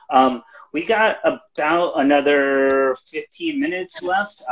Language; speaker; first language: English; native; English